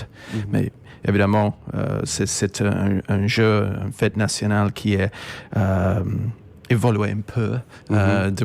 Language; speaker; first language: French; non-native, fluent; English